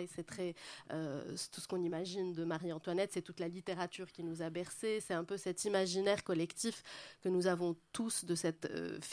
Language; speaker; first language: French; non-native, local second language; Arabic